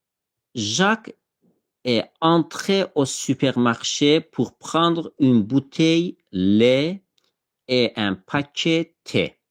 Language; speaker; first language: French; non-native, fluent; Azerbaijani